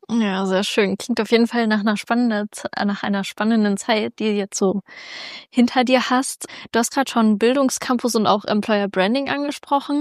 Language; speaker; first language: German; native; German